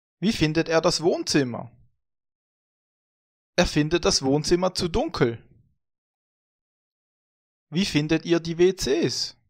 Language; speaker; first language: German; non-native, fluent; Vietnamese